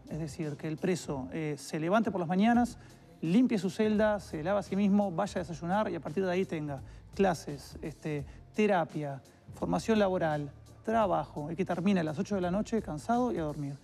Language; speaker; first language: Spanish; native; Spanish